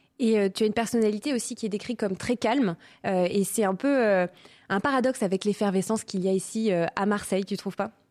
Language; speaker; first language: French; native; French